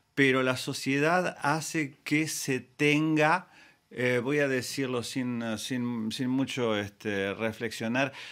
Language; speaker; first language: Spanish; native; Spanish